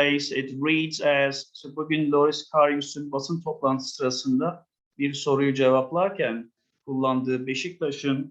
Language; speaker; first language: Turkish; native; Turkish